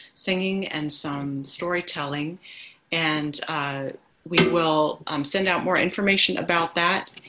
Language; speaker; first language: English; native; English